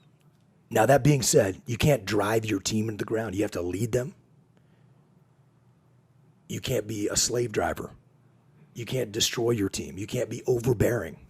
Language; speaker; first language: English; native; English